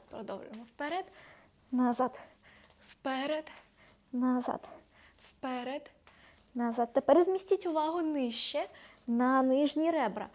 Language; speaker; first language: Ukrainian; non-native, local second language; Russian